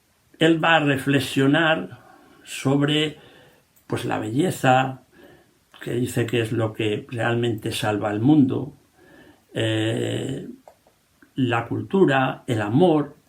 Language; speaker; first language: Spanish; native; Spanish